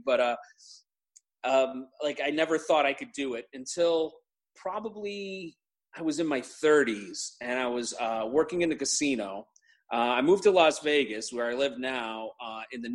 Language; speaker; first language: English; native; English